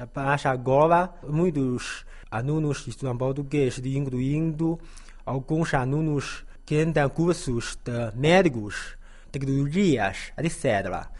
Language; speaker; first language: Portuguese; non-native, learner; Chinese